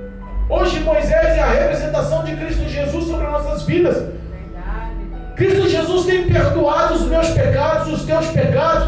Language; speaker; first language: Portuguese; native; Portuguese